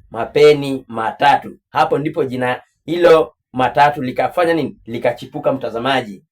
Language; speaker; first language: Swahili; non-native, local second language; Luyia